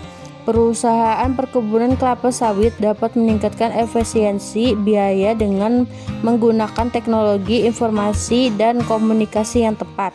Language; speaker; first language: Indonesian; native; Indonesian